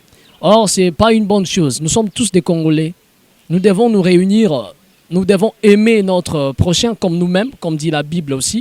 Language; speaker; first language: French; non-native, local second language; Lingala